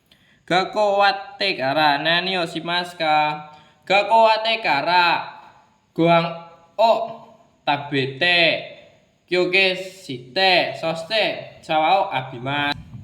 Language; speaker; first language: Japanese; non-native, learner; Indonesian